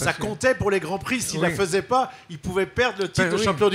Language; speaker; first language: French; native; French